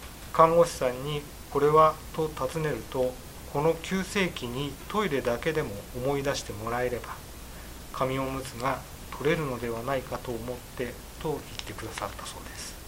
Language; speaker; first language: Japanese; native; Japanese